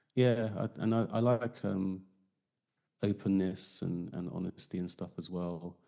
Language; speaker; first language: English; native; English